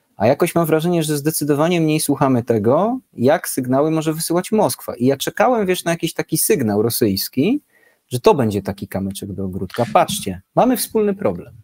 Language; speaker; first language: Polish; native; Polish